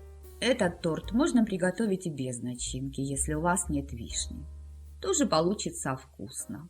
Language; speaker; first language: Russian; native; Russian